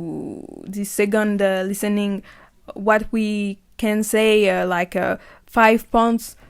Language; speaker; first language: English; non-native, learner; French